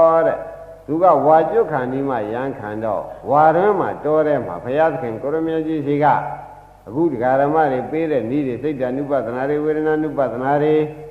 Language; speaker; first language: Burmese; native; Burmese